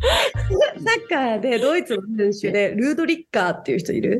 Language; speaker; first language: Japanese; native; Japanese